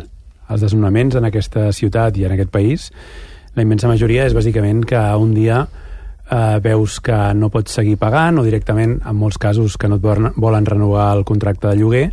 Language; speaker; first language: Catalan; native; Catalan